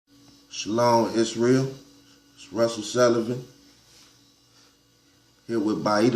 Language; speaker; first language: English; native; English